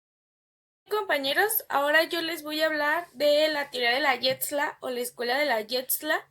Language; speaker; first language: Spanish; native; Spanish